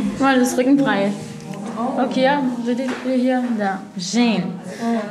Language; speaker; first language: German; native; German